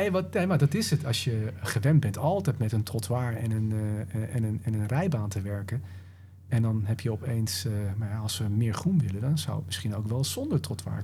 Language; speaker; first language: Dutch; native; Dutch